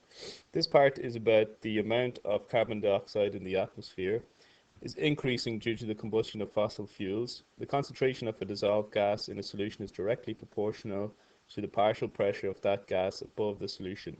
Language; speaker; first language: English; native; English